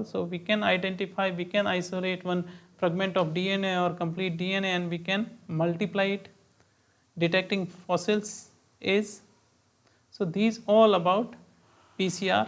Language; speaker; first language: English; non-native, local second language; Hindi